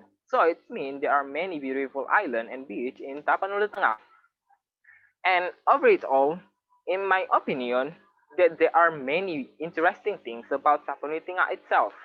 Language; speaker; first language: English; non-native, local second language; Indonesian